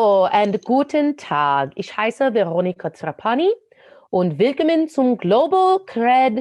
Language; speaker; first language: German; non-native, fluent; English